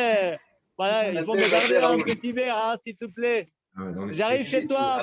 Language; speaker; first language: French; non-native, fluent; Spanish